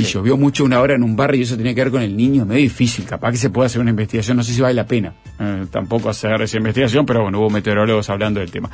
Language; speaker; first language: Spanish; native; Spanish